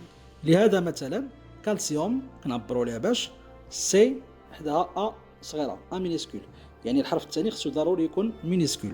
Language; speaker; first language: Arabic; native; Arabic